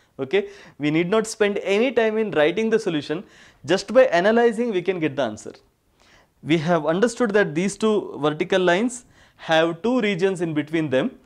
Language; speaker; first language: English; non-native, local second language; Kannada